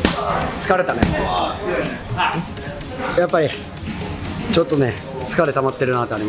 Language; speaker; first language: Japanese; native; Japanese